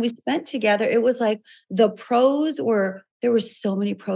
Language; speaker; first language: English; native; English